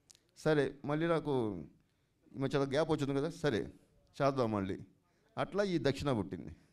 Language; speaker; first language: Telugu; native; Telugu